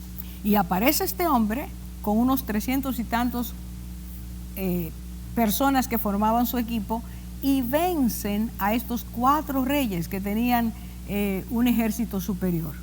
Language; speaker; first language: Spanish; native; Spanish